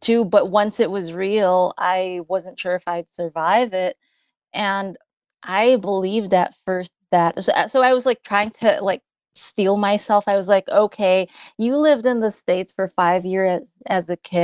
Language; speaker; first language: English; non-native, local second language; Filipino